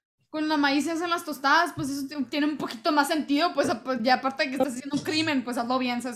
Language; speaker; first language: Spanish; early bilingual, heritage; Spanish